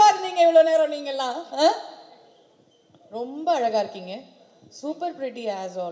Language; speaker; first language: Tamil; native; Tamil